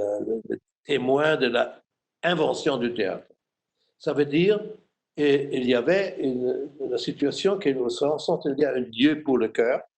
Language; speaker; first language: French; non-native, fluent; German